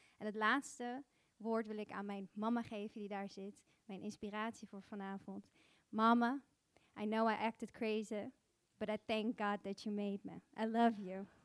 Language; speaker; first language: Dutch; early bilingual, other home language; Bosnian